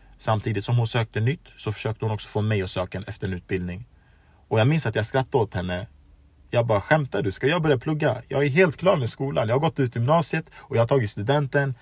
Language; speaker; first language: Swedish; early bilingual, other home language; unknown